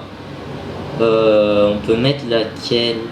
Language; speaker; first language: French; native; French